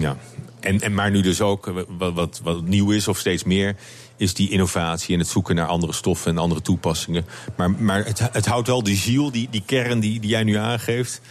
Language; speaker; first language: Dutch; native; Dutch